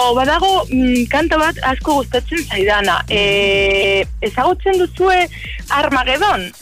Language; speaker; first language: Basque; non-native, learner; Spanish